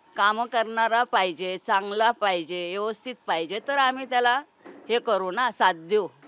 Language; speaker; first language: Marathi; native; Marathi